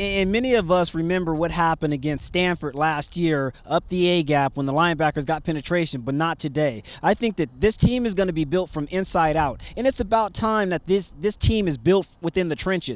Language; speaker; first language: English; native; English